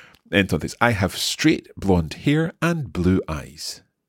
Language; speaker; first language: English; native; English